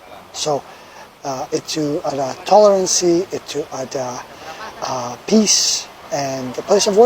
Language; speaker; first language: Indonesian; non-native, learner; English